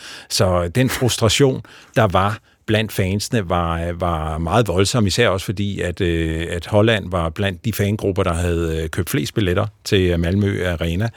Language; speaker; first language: Danish; native; Danish